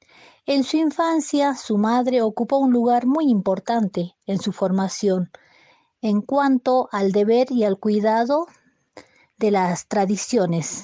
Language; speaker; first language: Spanish; native; Spanish